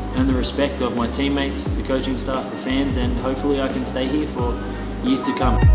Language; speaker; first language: English; native; English